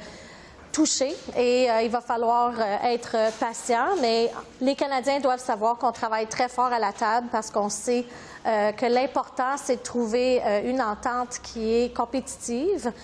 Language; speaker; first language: French; native; French